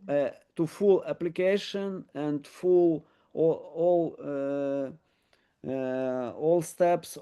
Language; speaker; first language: English; non-native, learner; Ukrainian